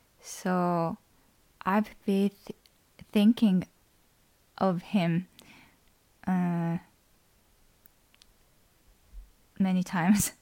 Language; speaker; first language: English; non-native, learner; Japanese